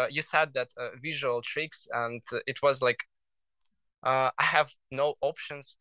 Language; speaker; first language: English; non-native, learner; Russian